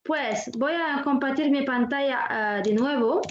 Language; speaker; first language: Spanish; non-native, fluent; French